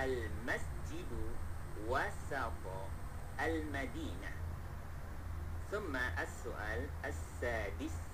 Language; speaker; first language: Arabic; non-native, fluent; Malay